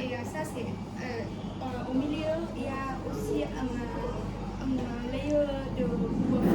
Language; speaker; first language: French; non-native, learner; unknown